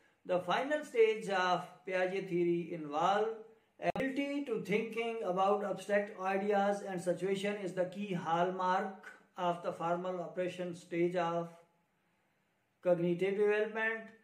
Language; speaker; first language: English; non-native, local second language; Urdu